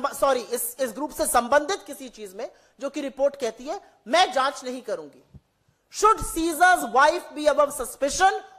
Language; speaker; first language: Hindi; native; Hindi